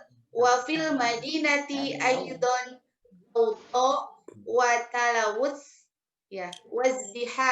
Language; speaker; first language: Arabic; non-native, learner; Indonesian